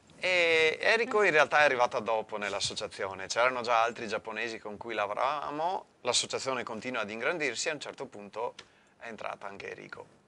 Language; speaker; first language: Italian; native; Italian